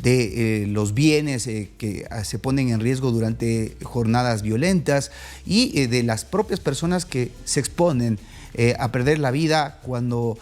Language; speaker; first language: Spanish; native; Spanish